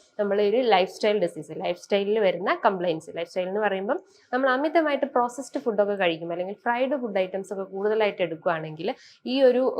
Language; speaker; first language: Malayalam; native; Malayalam